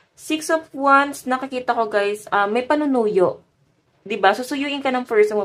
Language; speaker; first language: Filipino; native; Filipino